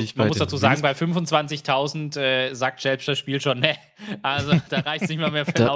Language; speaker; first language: German; native; German